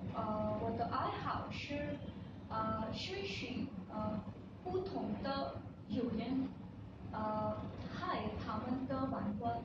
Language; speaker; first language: Chinese; non-native, learner; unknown